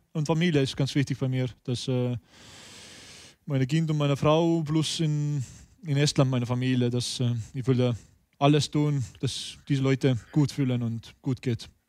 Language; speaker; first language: German; non-native, learner; Estonian